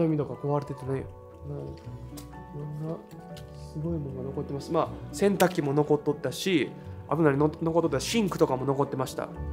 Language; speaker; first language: Japanese; native; Japanese